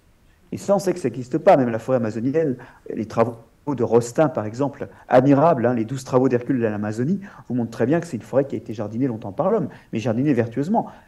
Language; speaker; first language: French; native; French